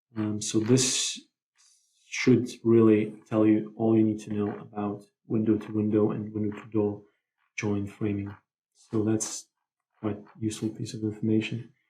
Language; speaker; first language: English; non-native, fluent; Lithuanian